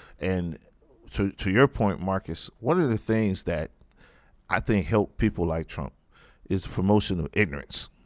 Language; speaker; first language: English; native; English